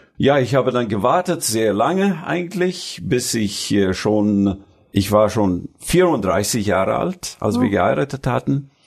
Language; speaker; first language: German; early bilingual, other home language; Russian